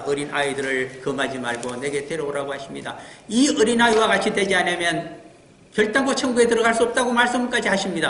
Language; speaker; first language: Korean; native; Korean